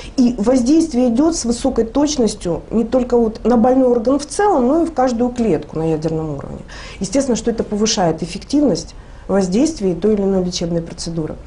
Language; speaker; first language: Russian; native; Russian